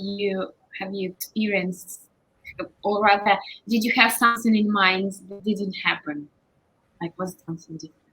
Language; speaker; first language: English; non-native, fluent; Russian